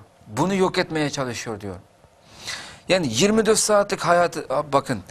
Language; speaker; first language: Turkish; non-native, fluent; Uyghur